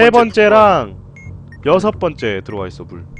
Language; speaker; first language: Korean; native; Korean